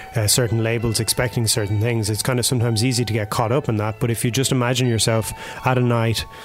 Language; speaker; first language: English; native; English